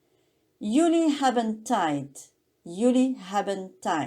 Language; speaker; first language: Dutch; non-native, learner; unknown